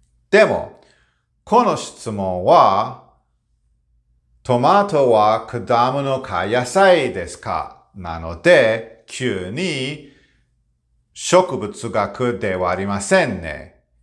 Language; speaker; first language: Japanese; non-native, learner; English